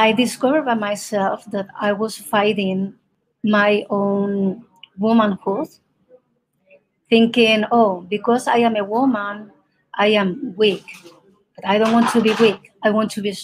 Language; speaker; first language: English; non-native, fluent; Spanish